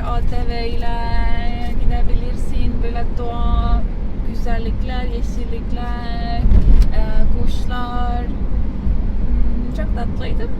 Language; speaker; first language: Turkish; non-native, learner; Estonian